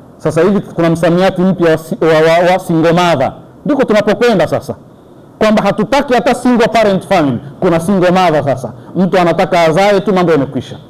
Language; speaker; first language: Swahili; native; Swahili